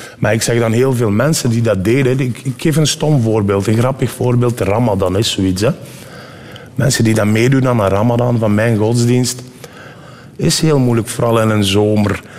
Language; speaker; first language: Dutch; early bilingual, other home language; Turkish